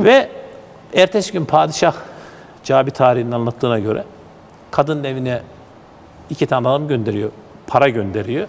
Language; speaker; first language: Turkish; native; Turkish